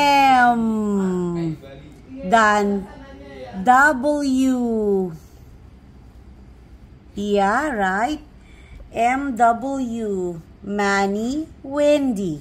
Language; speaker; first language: English; non-native, local second language; Hiligaynon